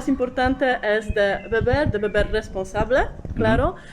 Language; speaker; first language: Spanish; non-native, fluent; Polish